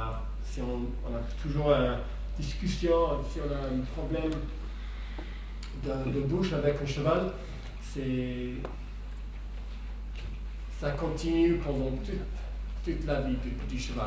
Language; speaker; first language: French; non-native, fluent; English